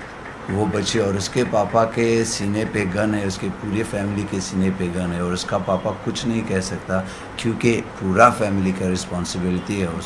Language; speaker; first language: Hindi; non-native, fluent; Persian